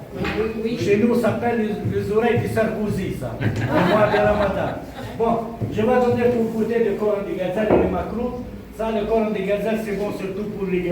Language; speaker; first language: French; non-native, learner; Arabic